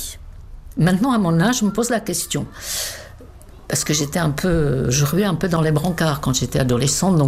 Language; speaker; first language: French; non-native, fluent; Czech